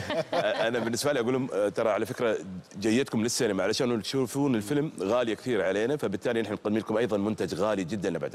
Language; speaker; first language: Arabic; native; Arabic